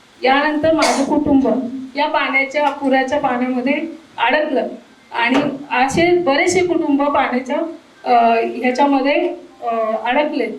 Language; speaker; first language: Marathi; native; Marathi